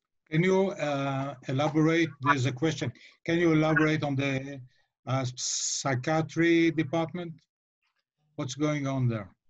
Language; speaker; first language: English; non-native, fluent; Hebrew